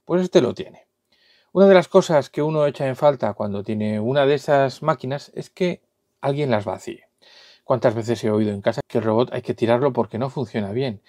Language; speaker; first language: Spanish; native; Spanish